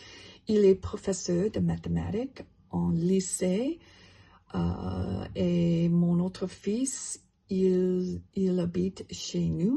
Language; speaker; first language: French; non-native, learner; English